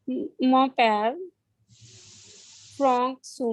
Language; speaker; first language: French; non-native, learner; Hindi